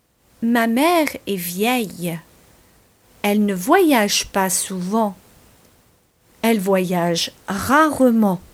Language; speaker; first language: French; non-native, fluent; English